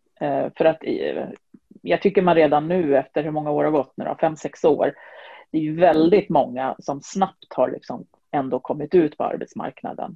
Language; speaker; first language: Swedish; native; Swedish